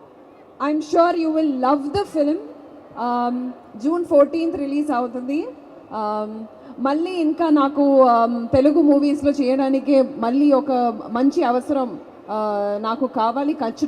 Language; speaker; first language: Telugu; non-native, fluent; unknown